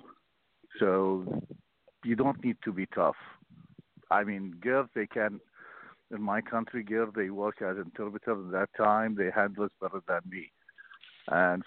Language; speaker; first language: English; non-native, learner; Arabic